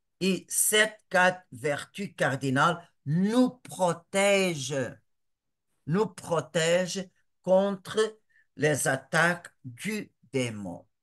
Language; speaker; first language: French; non-native, fluent; Portuguese